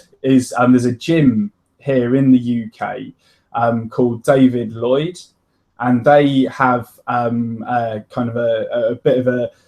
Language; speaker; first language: English; native; English